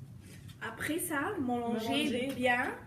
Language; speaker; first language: French; non-native, learner; English